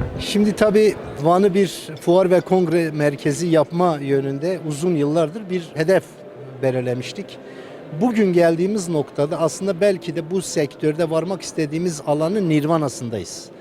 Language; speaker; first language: Turkish; native; Turkish